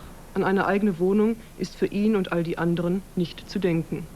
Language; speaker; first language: German; native; German